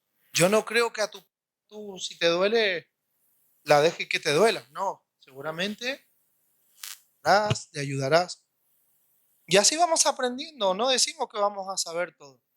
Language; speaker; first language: Spanish; native; Spanish